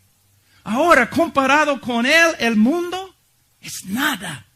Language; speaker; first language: Spanish; non-native, fluent; English